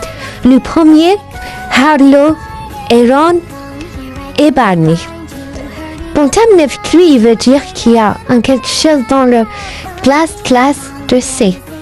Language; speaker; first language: French; non-native, learner; Arabic